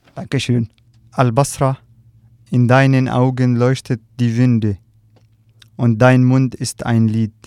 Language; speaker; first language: German; non-native, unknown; Arabic